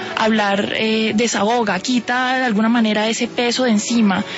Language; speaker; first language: Spanish; native; Spanish